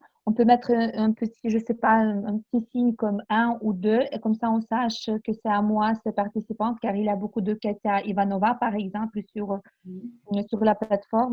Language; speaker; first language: French; non-native, fluent; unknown